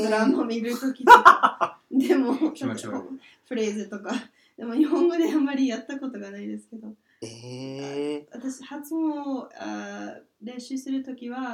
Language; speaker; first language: Japanese; non-native, fluent; English